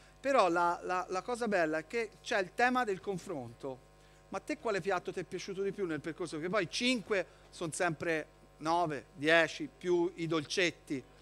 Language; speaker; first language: Italian; native; Italian